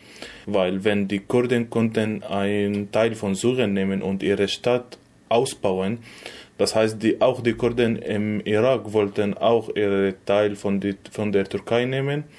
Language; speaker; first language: German; non-native, fluent; Arabic